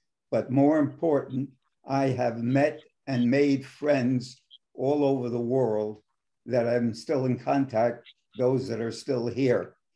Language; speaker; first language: English; native; English